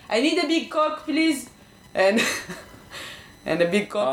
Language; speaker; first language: English; non-native, fluent; Hebrew